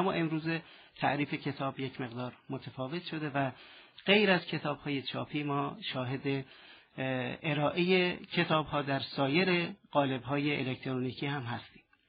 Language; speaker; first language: Persian; native; Persian